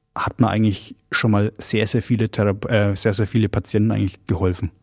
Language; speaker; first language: German; native; German